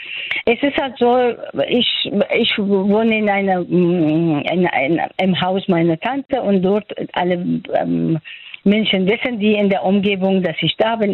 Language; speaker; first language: German; non-native, fluent; Persian